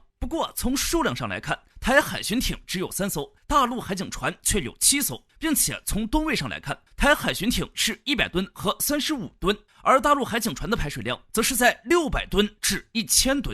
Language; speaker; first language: Chinese; native; Chinese